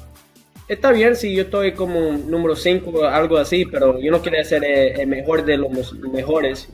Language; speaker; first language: Spanish; early bilingual, heritage; English